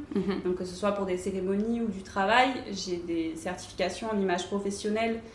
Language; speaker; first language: French; native; French